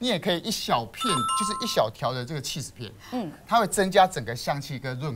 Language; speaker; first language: Chinese; native; Chinese